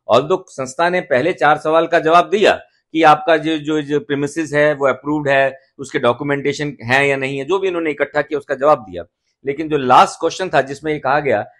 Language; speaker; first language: Hindi; native; Hindi